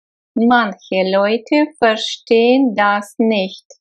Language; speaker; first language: German; non-native, fluent; Russian